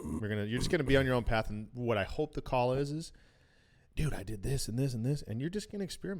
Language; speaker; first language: English; native; English